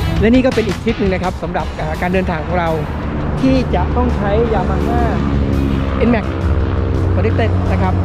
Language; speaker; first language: Thai; native; Thai